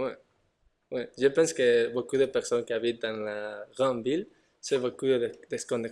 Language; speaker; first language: French; non-native, learner; Spanish